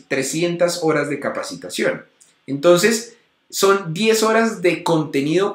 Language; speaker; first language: Spanish; native; Spanish